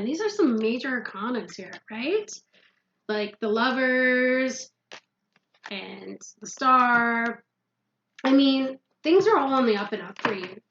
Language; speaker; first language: English; native; English